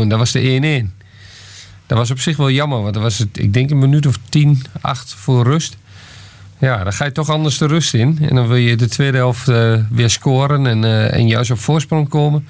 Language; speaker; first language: Dutch; native; Dutch